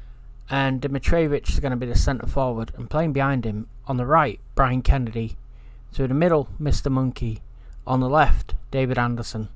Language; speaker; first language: English; native; English